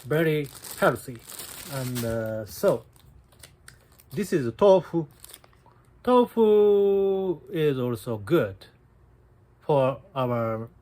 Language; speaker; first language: English; non-native, learner; Japanese